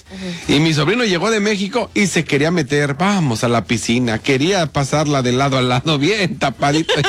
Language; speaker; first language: Spanish; native; Spanish